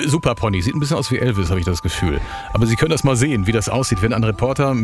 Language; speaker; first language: German; native; German